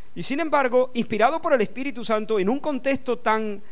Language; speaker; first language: Spanish; native; Spanish